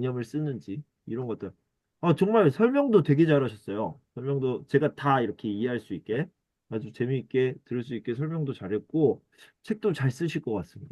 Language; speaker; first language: Korean; native; Korean